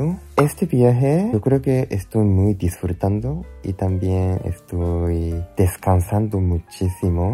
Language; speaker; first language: Spanish; non-native, learner; Japanese